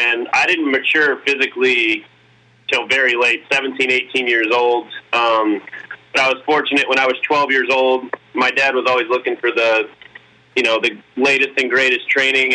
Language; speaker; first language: English; native; English